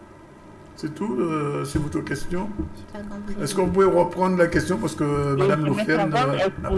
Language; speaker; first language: French; native; French